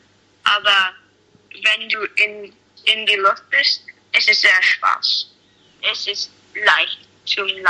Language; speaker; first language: German; non-native, learner; English